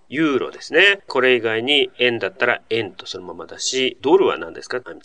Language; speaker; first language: Japanese; native; Japanese